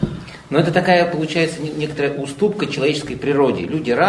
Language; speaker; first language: Russian; native; Russian